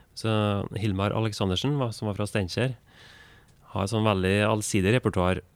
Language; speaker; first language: Norwegian; native; Norwegian